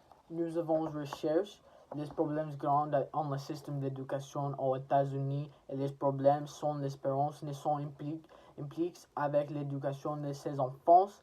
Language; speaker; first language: French; non-native, learner; English